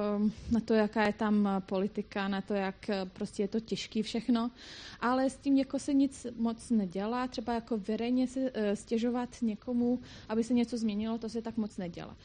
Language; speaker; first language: Czech; non-native, fluent; Croatian